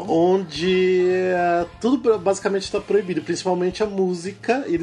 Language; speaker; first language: Portuguese; native; Portuguese